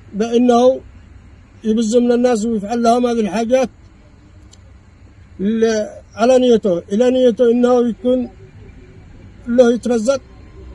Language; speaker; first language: Arabic; native; Arabic